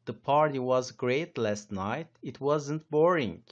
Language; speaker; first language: English; non-native, fluent; Turkish